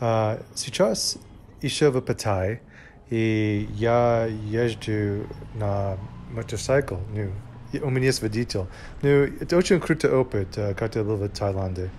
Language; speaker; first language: Russian; non-native, learner; English